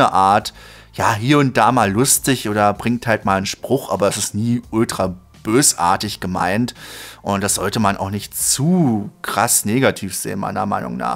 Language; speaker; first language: German; native; German